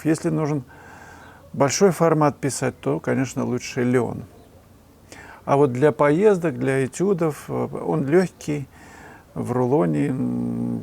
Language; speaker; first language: Russian; native; Russian